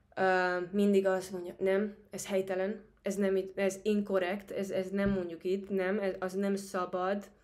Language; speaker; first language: Hungarian; non-native, fluent; Spanish